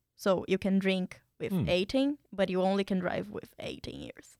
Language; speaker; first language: English; non-native, fluent; Portuguese